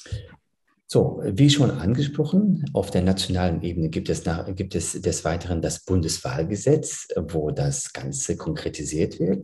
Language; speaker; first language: German; early bilingual, other home language; Turkish